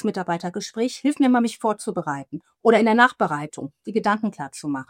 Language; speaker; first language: German; native; German